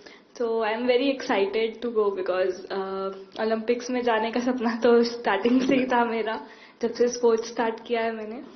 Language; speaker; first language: Hindi; native; Hindi